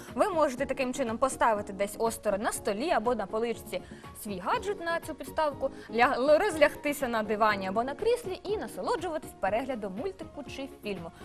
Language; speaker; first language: Ukrainian; native; Ukrainian